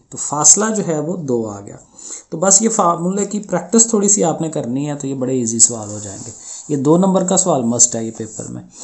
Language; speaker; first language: Urdu; non-native, local second language; Punjabi